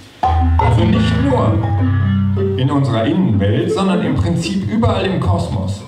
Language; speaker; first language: German; native; German